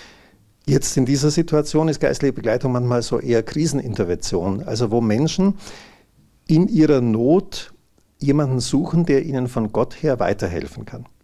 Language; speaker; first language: German; native; German